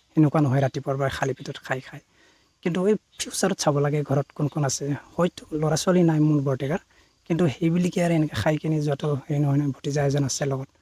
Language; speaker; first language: Assamese; non-native, local second language; Bodo